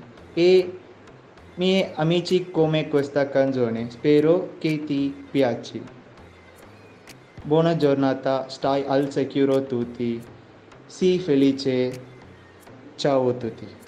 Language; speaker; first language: Italian; non-native, learner; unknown